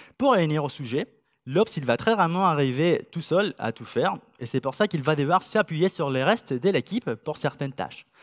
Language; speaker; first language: French; non-native, fluent; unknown